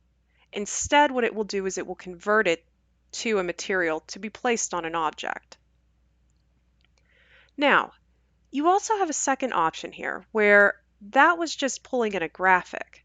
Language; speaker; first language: English; native; English